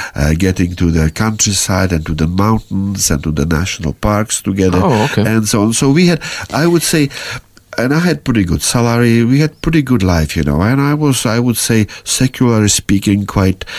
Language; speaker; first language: English; non-native, fluent; Czech